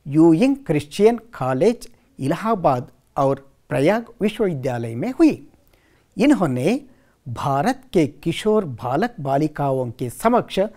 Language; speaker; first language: Hindi; non-native, local second language; Kannada